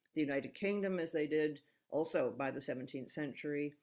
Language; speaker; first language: English; native; English